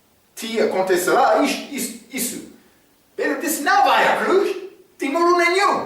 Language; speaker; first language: Portuguese; non-native, fluent; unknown